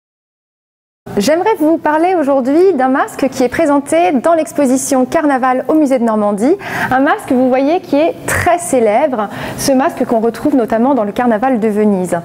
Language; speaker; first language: French; native; French